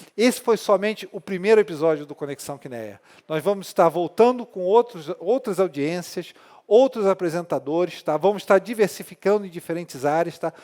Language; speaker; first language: Portuguese; non-native, fluent; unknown